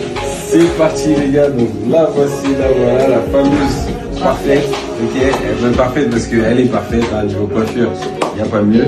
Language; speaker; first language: French; native; French